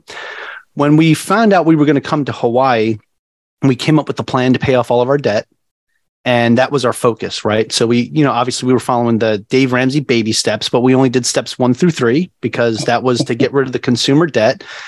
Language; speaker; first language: English; native; English